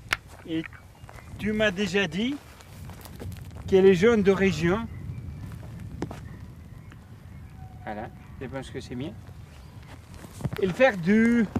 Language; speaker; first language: French; non-native, fluent; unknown